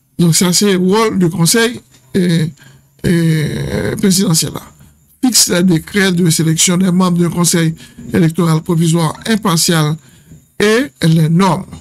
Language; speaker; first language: French; non-native, local second language; Haitian Creole